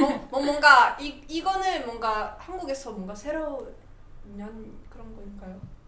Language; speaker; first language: Korean; non-native, learner; Thai